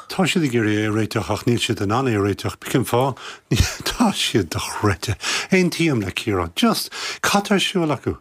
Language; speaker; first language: Irish; native; Irish